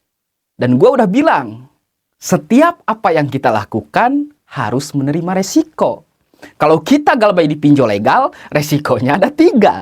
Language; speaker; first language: Indonesian; native; Indonesian